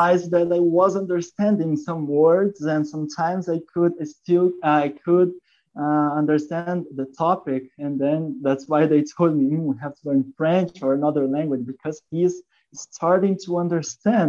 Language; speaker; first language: English; non-native, fluent; Portuguese